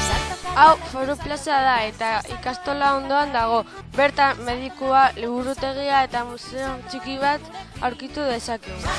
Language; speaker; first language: Basque; non-native, local second language; Spanish